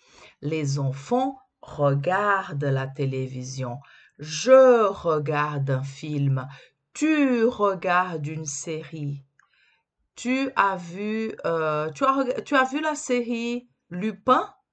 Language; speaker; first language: French; non-native, fluent; Portuguese